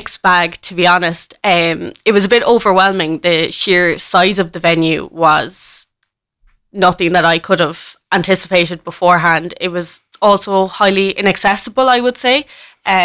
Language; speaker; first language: English; native; English